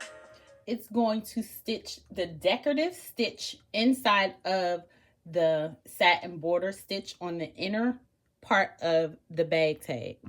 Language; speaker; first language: English; native; English